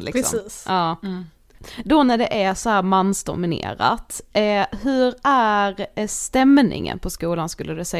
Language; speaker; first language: Swedish; native; Swedish